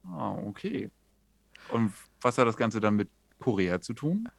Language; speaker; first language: German; early bilingual, other home language; English